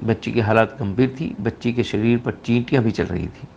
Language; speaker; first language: Hindi; native; Hindi